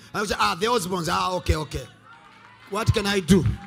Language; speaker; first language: English; non-native, local second language; Swahili